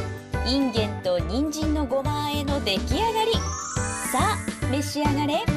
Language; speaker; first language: Japanese; native; Japanese